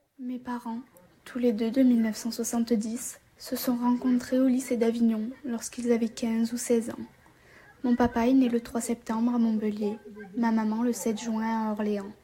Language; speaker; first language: French; native; French